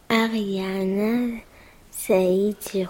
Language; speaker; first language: French; early bilingual, other home language; Pashto